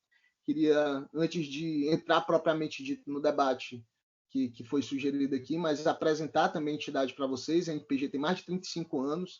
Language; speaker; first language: Portuguese; native; Portuguese